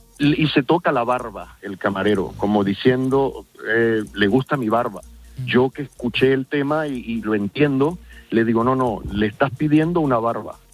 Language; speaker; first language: Spanish; early bilingual, heritage; Spanish